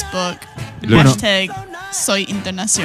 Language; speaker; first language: Spanish; non-native, fluent; English